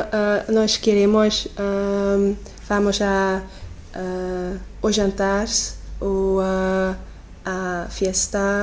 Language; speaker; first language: Portuguese; non-native, learner; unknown